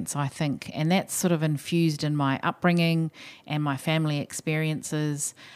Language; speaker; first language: English; native; English